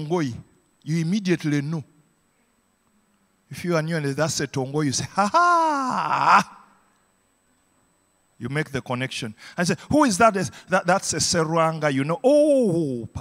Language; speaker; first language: English; non-native, local second language; Ganda